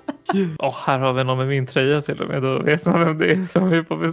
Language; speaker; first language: Swedish; native; Swedish